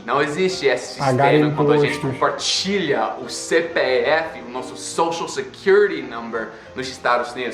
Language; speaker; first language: Portuguese; non-native, fluent; English